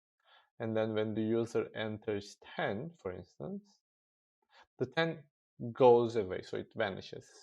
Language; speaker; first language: English; non-native, fluent; Turkish